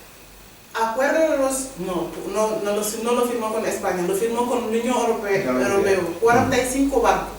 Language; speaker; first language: Spanish; non-native, learner; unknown